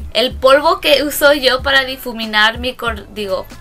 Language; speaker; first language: Spanish; early bilingual, other home language; English